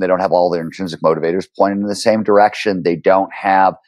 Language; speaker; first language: English; native; English